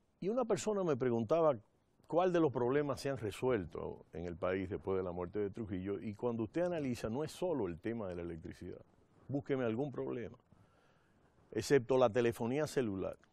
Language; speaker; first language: Spanish; native; Spanish